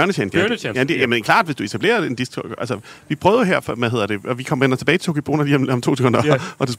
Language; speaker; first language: Danish; native; Danish